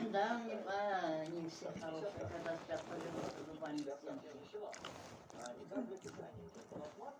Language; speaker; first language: Russian; non-native, local second language; Uzbek